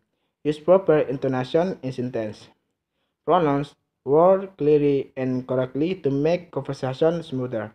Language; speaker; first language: English; non-native, learner; Indonesian